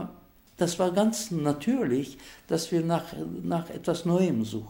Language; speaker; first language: German; non-native, fluent; Turkish